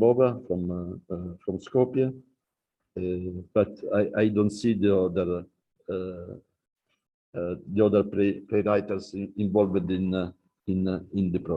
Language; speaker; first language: English; non-native, learner; Italian